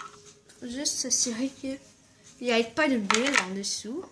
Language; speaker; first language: French; native; French